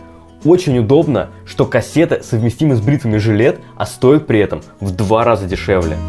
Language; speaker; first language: Russian; native; Russian